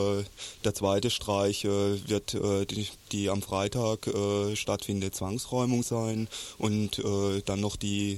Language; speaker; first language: German; native; German